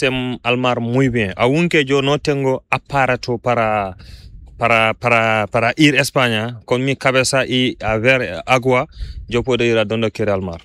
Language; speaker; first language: Spanish; non-native, learner; Fula